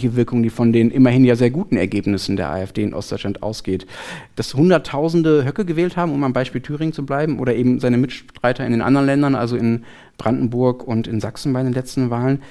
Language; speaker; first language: German; native; German